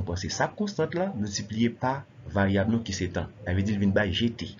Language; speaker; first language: French; non-native, local second language; Haitian Creole